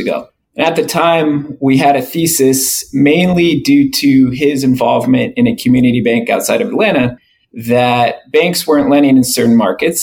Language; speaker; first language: English; native; English